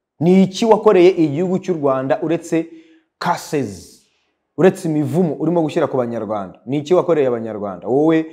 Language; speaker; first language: Kinyarwanda; early bilingual, heritage; Kinyarwanda